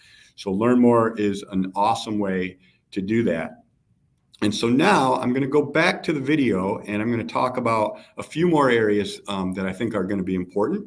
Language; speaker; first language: English; native; English